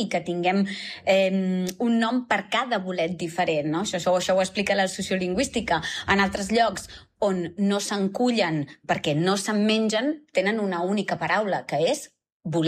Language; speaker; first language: Catalan; native; Catalan